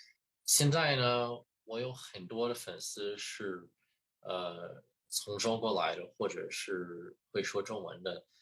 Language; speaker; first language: Chinese; early bilingual, heritage; Chinese